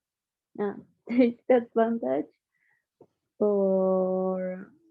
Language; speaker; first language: English; non-native, learner; Spanish